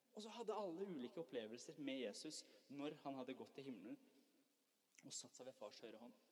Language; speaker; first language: Norwegian; early bilingual, other home language; Persian